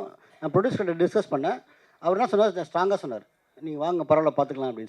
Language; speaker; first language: Tamil; native; Tamil